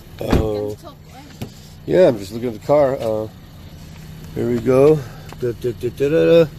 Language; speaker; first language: English; native; English